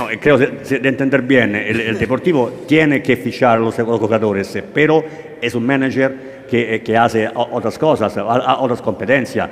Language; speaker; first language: Spanish; non-native, learner; Italian